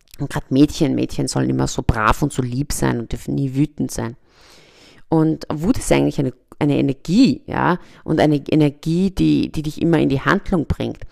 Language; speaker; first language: German; early bilingual, other home language; Persian